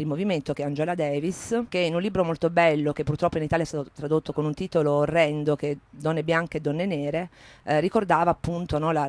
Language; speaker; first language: Italian; native; Italian